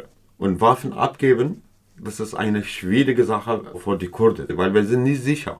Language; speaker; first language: German; non-native, fluent; Kurdish